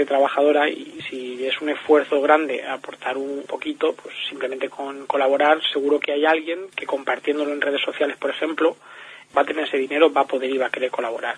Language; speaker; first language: Spanish; native; Spanish